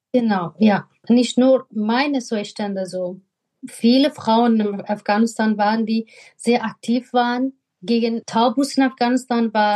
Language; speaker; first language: German; non-native, fluent; Persian